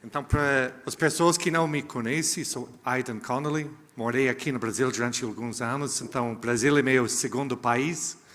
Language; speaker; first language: Portuguese; non-native, fluent; English